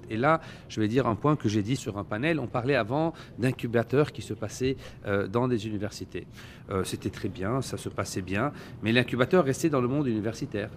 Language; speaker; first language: French; non-native, local second language; Arabic